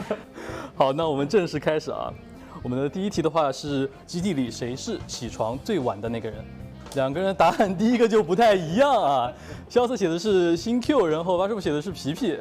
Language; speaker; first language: Chinese; native; Chinese